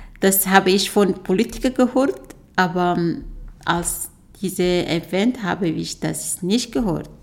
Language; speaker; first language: German; non-native, learner; Arabic